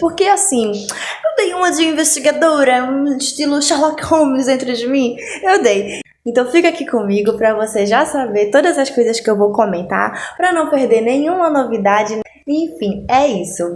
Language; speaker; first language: Portuguese; native; Portuguese